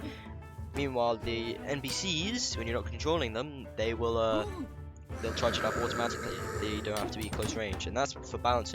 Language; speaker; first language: English; native; English